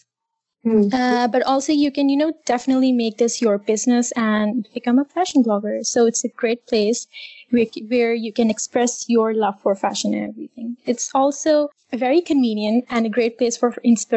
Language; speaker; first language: English; non-native, local second language; Urdu